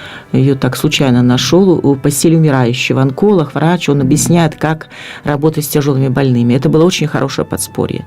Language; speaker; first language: Russian; native; Russian